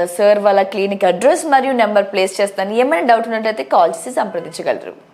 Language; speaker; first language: Telugu; native; Telugu